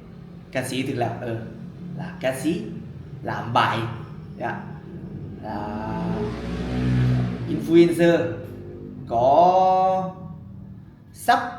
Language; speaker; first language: Vietnamese; non-native, learner; Lao